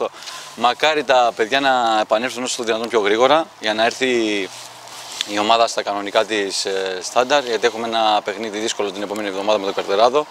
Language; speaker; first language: Greek; native; Greek